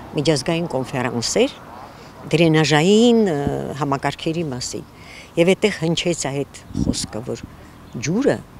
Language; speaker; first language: Armenian; native; Armenian